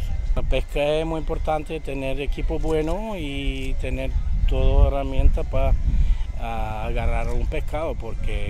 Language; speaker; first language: Spanish; non-native, fluent; Bulgarian